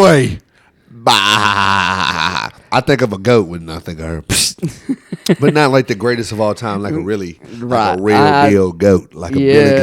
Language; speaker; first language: English; native; English